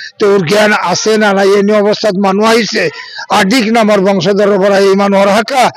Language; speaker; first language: Assamese; non-native, local second language; Bangla